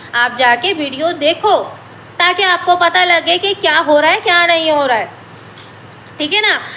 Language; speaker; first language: Urdu; native; Urdu